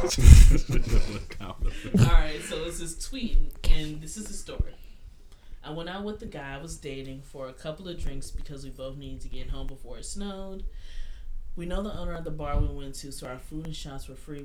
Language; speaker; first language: English; native; English